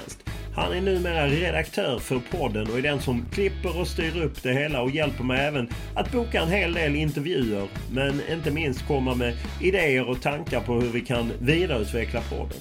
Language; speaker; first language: Swedish; native; Swedish